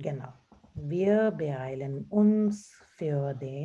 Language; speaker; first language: German; non-native, fluent; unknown